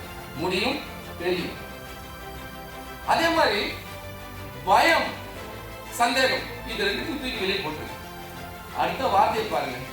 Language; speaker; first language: Tamil; native; Tamil